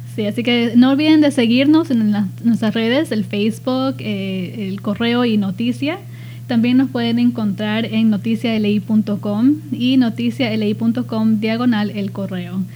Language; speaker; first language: Spanish; early bilingual, heritage; Spanish